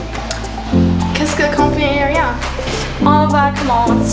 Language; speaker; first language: French; non-native, learner; English